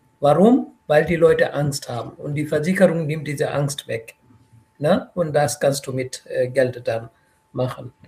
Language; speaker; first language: German; non-native, fluent; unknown